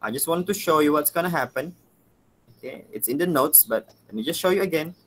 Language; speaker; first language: English; non-native, local second language; Malay